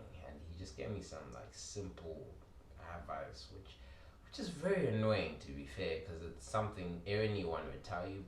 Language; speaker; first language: English; early bilingual, other home language; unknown